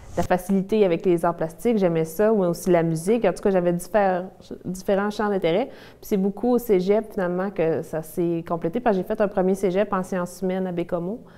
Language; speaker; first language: French; native; French